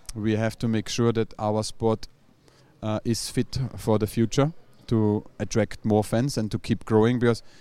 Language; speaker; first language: English; non-native, fluent; German